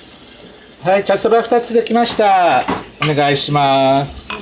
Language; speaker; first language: Japanese; native; Japanese